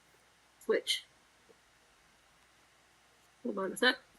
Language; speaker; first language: English; native; English